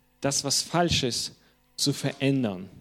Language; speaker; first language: German; non-native, fluent; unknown